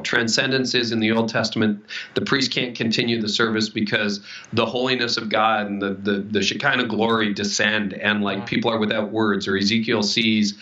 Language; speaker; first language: English; native; English